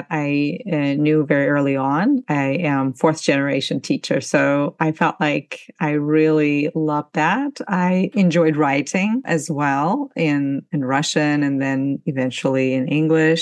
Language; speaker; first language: English; non-native, fluent; Ukrainian